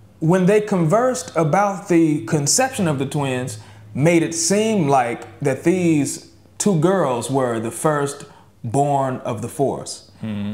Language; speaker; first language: English; native; English